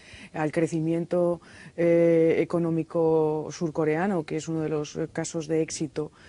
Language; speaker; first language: Spanish; native; Spanish